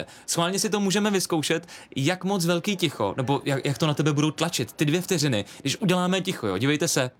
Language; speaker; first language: Czech; native; Czech